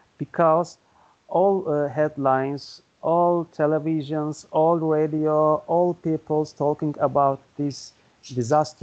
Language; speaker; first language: English; non-native, learner; Turkish